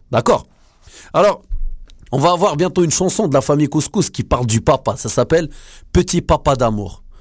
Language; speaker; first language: French; native; French